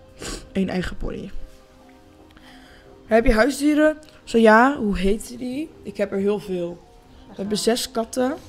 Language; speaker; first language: Dutch; native; Dutch